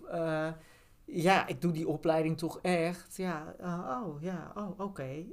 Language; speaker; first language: Dutch; early bilingual, other home language; Turkish